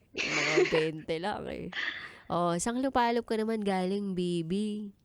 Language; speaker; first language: Filipino; native; Filipino